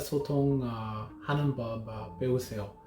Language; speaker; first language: Korean; non-native, learner; English